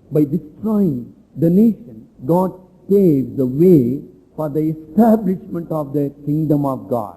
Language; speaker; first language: English; non-native, local second language; Tamil